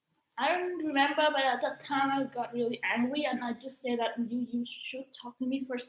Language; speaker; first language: English; non-native, learner; Vietnamese